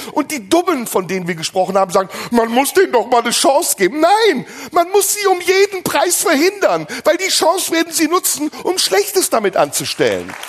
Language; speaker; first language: German; early bilingual, other home language; Turkish